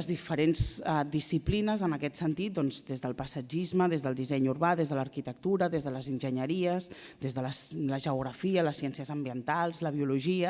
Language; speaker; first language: Catalan; native; Catalan